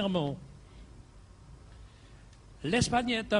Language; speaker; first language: French; non-native, fluent; German